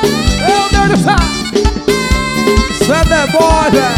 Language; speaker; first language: Portuguese; native; Portuguese